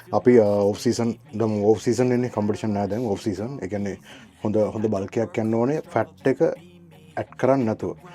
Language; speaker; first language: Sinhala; native; Sinhala